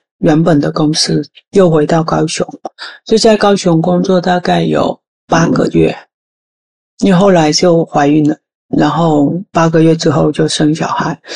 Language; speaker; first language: Chinese; non-native, fluent; Vietnamese